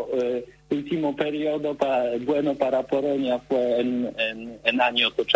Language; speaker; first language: Spanish; non-native, learner; Polish